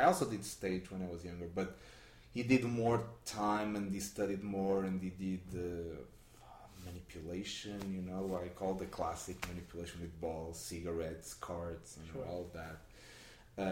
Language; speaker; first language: English; non-native, fluent; Portuguese